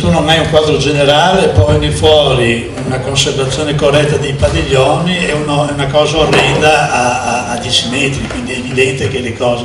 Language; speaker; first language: Italian; native; Italian